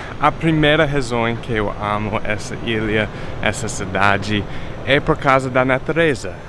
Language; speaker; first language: Portuguese; non-native, fluent; English